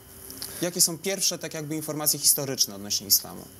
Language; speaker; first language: Polish; native; Polish